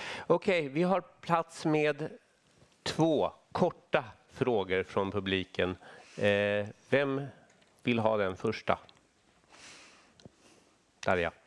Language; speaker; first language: Swedish; native; Swedish